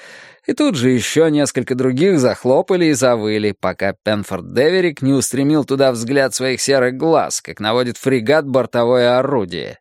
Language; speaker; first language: Russian; native; Russian